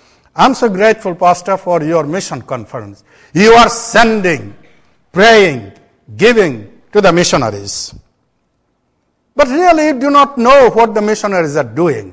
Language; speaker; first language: English; non-native, local second language; Bangla